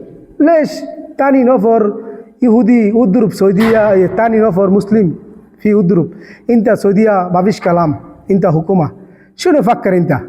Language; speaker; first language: Arabic; non-native, learner; Bangla